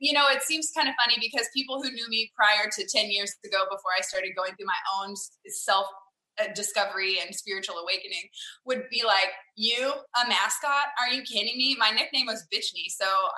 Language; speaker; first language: English; native; English